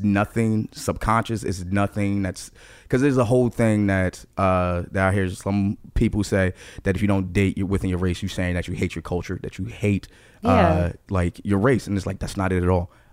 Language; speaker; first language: English; native; English